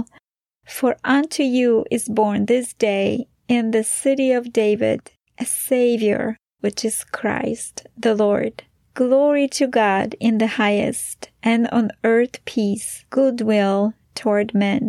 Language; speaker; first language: English; non-native, fluent; Polish